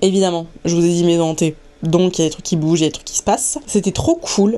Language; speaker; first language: French; native; French